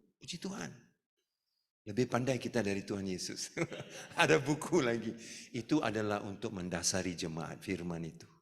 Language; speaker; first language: Malay; non-native, local second language; Tamil